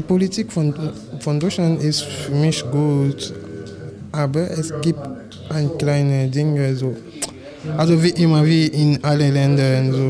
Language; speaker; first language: German; non-native, learner; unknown